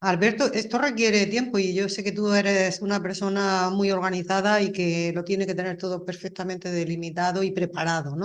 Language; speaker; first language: Spanish; native; Spanish